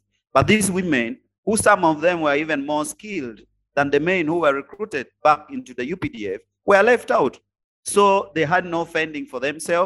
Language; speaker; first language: English; non-native, local second language; Acoli